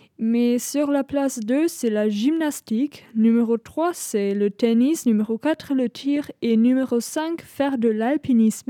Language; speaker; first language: French; non-native, fluent; German